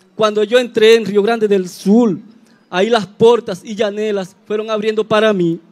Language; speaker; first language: Portuguese; non-native, learner; Spanish